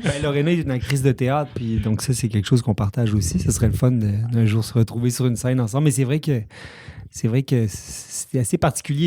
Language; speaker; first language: French; native; French